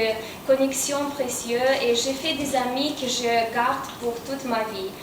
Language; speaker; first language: French; non-native, fluent; Romanian